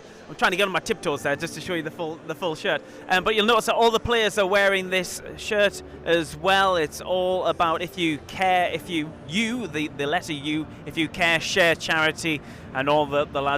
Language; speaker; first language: English; native; English